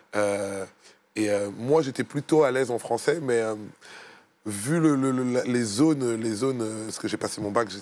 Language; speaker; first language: French; native; French